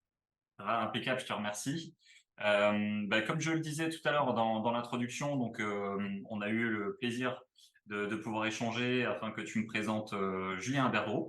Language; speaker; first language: French; native; French